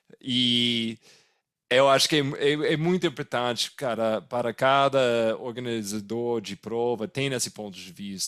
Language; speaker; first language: Portuguese; non-native, fluent; English